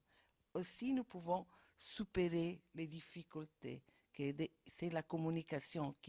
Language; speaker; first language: French; non-native, fluent; Italian